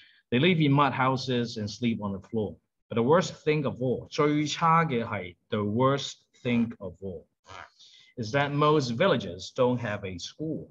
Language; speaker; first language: English; non-native, local second language; Cantonese